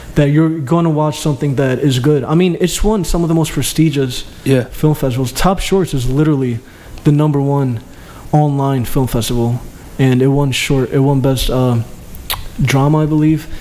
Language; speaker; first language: English; early bilingual, other home language; Albanian